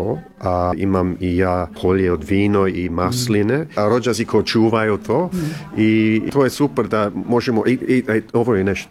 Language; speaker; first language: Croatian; early bilingual, heritage; English